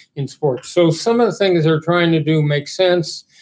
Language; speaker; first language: English; native; English